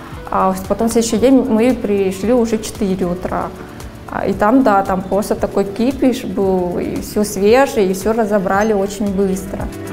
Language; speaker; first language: Russian; non-native, fluent; Vietnamese